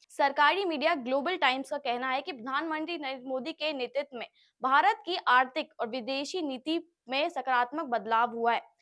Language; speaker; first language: Hindi; native; Hindi